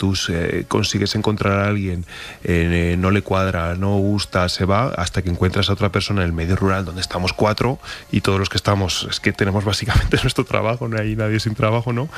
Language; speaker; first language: Spanish; native; Spanish